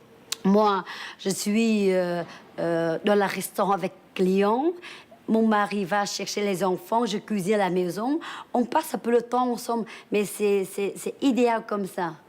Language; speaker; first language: French; early bilingual, other home language; Vietnamese